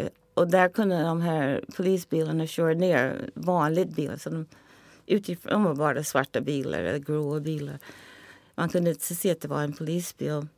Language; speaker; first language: Swedish; non-native, fluent; English